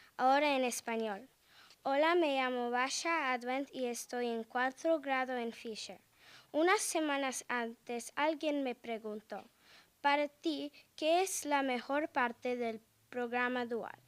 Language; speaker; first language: Spanish; non-native, learner; English